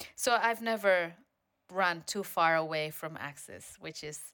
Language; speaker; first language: English; non-native, fluent; Spanish